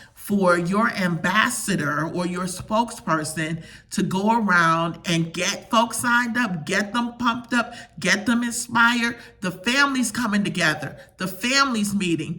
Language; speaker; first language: English; native; English